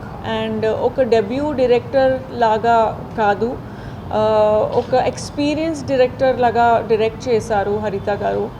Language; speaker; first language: Telugu; non-native, fluent; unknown